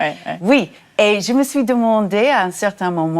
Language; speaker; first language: French; non-native, fluent; English